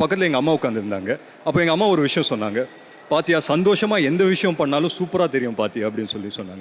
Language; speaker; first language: Tamil; native; Tamil